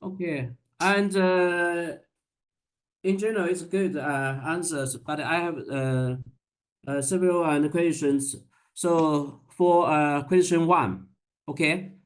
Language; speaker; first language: English; non-native, learner; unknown